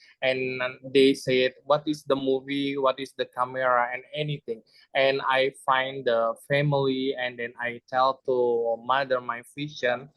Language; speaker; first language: English; non-native, learner; Indonesian